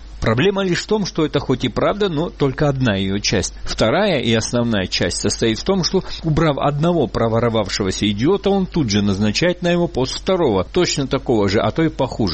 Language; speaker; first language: Russian; native; Russian